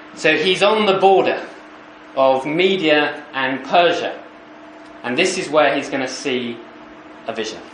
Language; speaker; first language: English; native; English